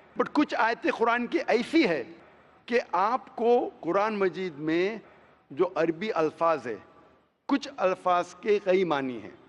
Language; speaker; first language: Hindi; non-native, local second language; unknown